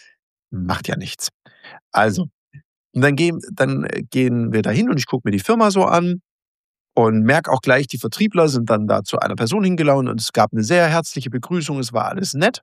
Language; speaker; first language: German; native; German